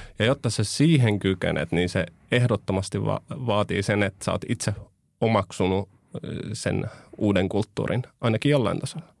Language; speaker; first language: Finnish; early bilingual, other home language; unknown